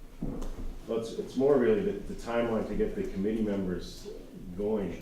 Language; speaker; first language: English; native; English